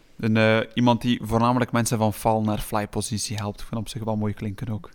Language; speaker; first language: Dutch; native; Dutch